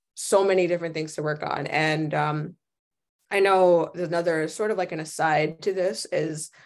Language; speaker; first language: English; native; English